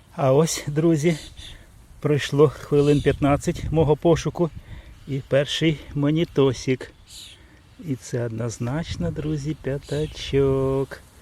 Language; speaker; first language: Ukrainian; native; Ukrainian